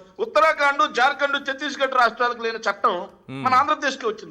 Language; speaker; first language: Telugu; native; Telugu